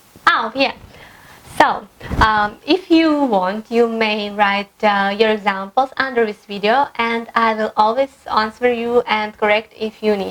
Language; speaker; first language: English; non-native, fluent; Russian